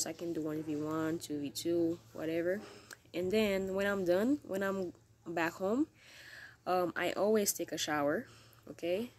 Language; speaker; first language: English; non-native, learner; Haitian Creole